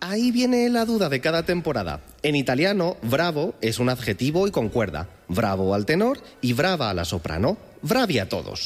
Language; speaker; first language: Spanish; native; Spanish